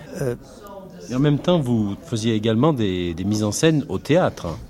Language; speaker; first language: French; native; French